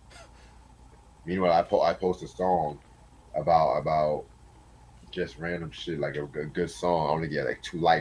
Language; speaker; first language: English; native; English